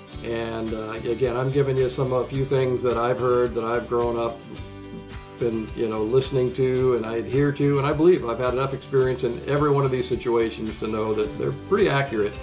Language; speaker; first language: English; native; English